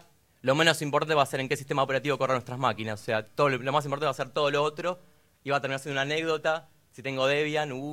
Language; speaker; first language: Spanish; native; Spanish